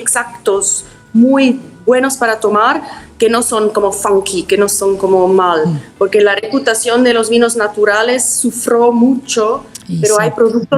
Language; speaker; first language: Spanish; non-native, fluent; German